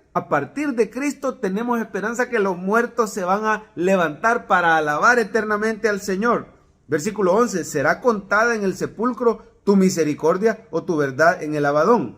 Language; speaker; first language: Spanish; native; Spanish